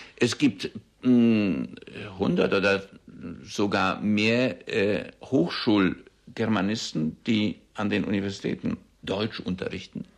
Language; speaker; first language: German; early bilingual, heritage; German